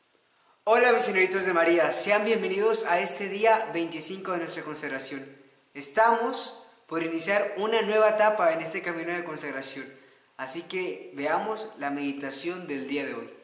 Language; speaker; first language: Spanish; native; Spanish